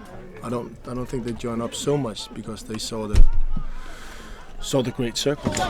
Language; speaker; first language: English; non-native, fluent; Danish